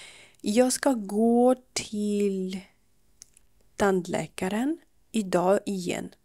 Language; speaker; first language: Swedish; non-native, fluent; Ukrainian